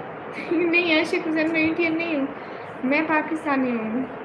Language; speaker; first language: Hindi; non-native, local second language; Punjabi